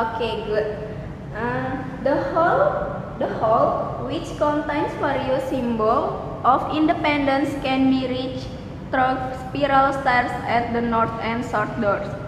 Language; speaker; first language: English; non-native, learner; Indonesian